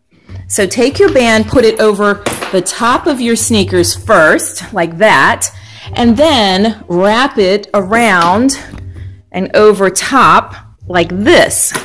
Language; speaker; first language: English; native; English